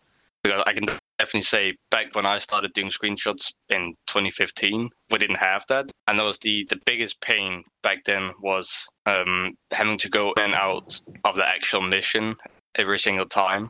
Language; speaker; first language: English; non-native, fluent; Danish